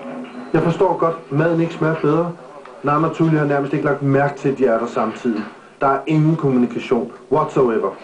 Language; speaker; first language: Danish; native; Danish